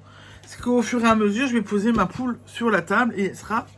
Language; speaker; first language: French; native; French